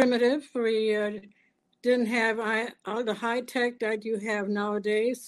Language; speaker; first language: English; non-native, fluent; German